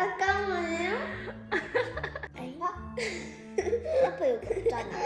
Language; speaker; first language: Korean; early bilingual, heritage; Korean